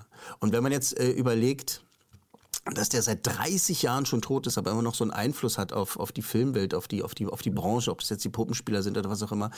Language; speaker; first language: German; native; German